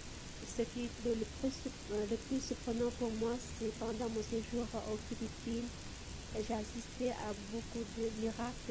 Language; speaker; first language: French; non-native, fluent; Vietnamese